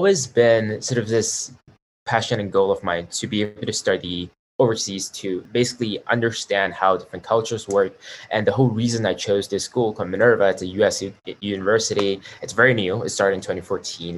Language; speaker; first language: English; non-native, local second language; Chinese